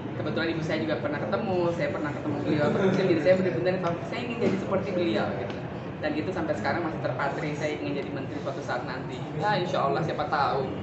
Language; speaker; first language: Indonesian; native; Indonesian